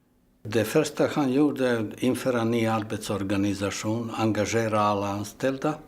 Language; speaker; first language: Swedish; non-native, fluent; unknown